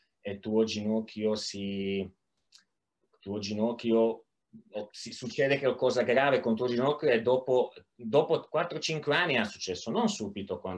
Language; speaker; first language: Italian; non-native, learner; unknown